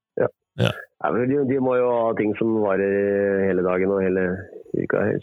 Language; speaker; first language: Norwegian; native; Norwegian